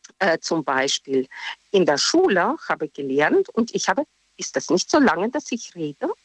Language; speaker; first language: German; non-native, learner; Russian